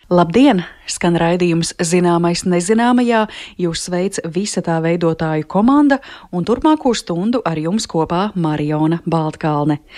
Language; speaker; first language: Latvian; native; Latvian